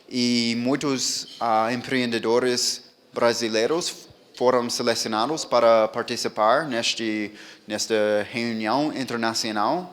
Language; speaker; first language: Portuguese; non-native, fluent; English